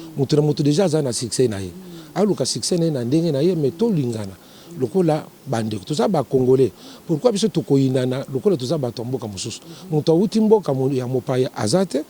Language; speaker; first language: Lingala; non-native, local second language; Luba-Lulua